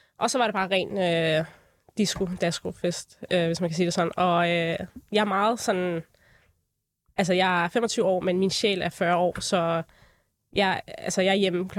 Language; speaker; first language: Danish; early bilingual, other home language; Arabic